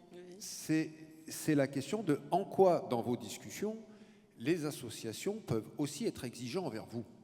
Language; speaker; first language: French; native; French